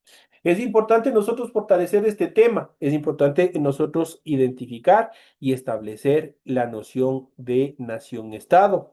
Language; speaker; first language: Spanish; native; Spanish